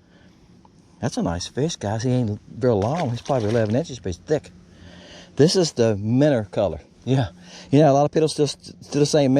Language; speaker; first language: English; native; English